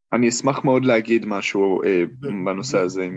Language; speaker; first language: Hebrew; native; Hebrew